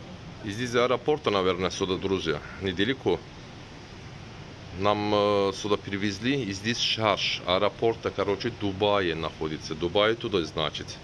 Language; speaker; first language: Russian; non-native, learner; Turkish